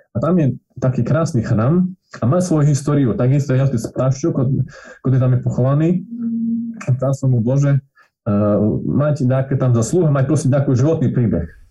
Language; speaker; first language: Slovak; non-native, local second language; Rusyn